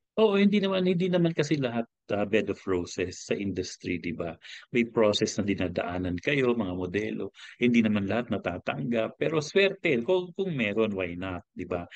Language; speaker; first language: Filipino; native; Filipino